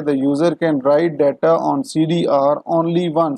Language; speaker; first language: English; non-native, local second language; Urdu